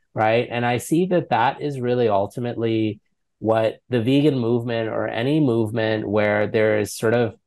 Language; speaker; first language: English; native; English